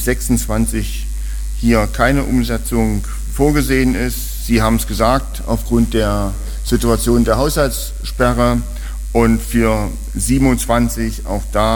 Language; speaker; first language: German; native; German